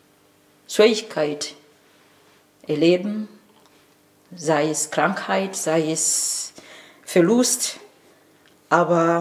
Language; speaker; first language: German; non-native, learner; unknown